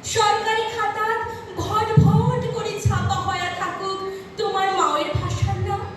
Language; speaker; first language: Bangla; non-native, local second language; Rangpuri